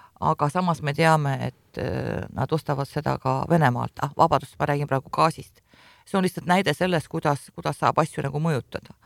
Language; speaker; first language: Estonian; non-native, local second language; Russian